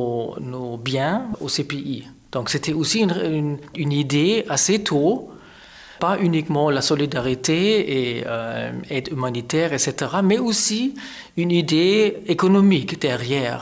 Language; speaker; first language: French; non-native, fluent; German